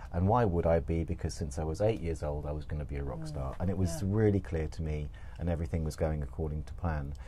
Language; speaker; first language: English; native; English